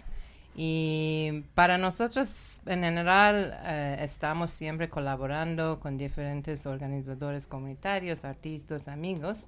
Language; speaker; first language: Spanish; non-native, learner; Persian